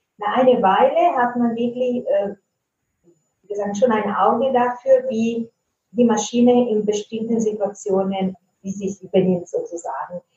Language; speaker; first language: German; non-native, fluent; Italian